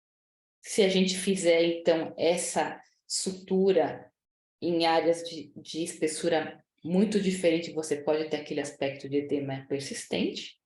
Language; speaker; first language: Portuguese; native; Portuguese